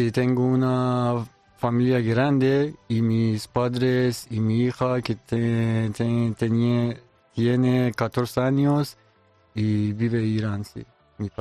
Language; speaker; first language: Spanish; non-native, learner; Persian